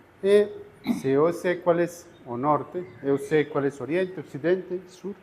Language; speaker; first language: Portuguese; non-native, fluent; Spanish